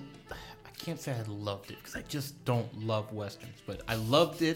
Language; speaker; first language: English; native; English